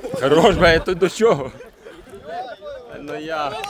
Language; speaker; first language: Ukrainian; native; Ukrainian